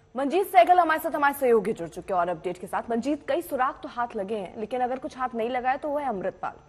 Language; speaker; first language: Hindi; native; Hindi